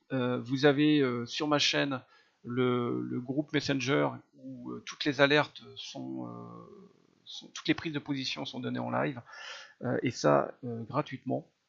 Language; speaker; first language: French; native; French